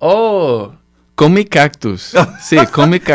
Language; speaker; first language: Spanish; non-native, learner; English